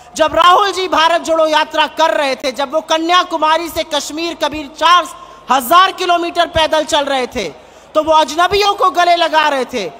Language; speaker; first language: Hindi; native; Hindi